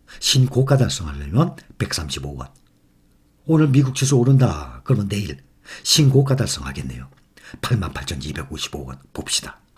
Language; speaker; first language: Korean; native; Korean